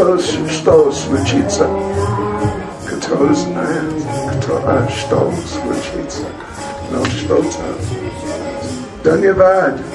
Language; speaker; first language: Russian; non-native, learner; English